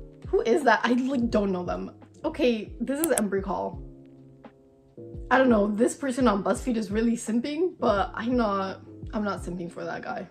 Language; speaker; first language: English; native; English